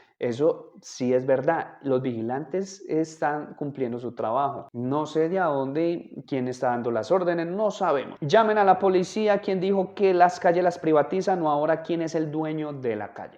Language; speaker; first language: Spanish; native; Spanish